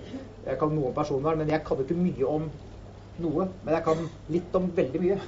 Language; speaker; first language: Norwegian; native; Norwegian